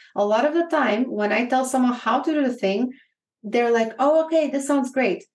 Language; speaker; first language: English; non-native, fluent; Bulgarian